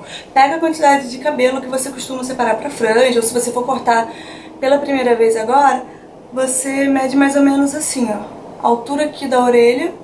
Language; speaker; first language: Portuguese; native; Portuguese